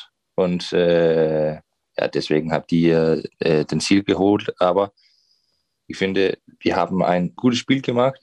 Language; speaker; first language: German; non-native, fluent; Danish